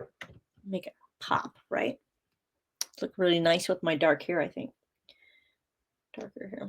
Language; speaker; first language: English; native; English